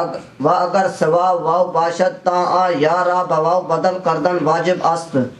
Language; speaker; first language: Persian; non-native, learner; Punjabi